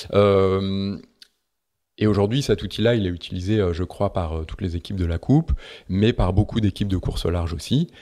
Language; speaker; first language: French; native; French